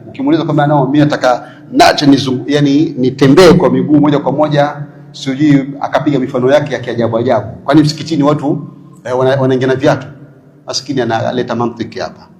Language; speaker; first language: Swahili; native; Swahili